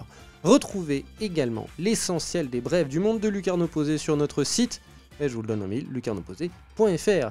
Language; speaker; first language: French; native; French